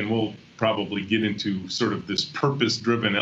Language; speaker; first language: English; native; English